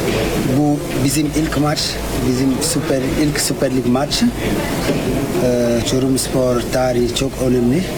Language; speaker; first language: Turkish; non-native, learner; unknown